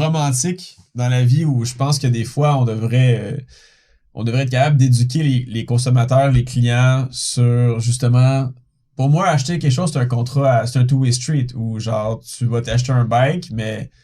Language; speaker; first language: French; native; French